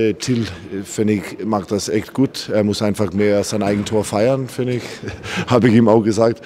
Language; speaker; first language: German; non-native, fluent; Danish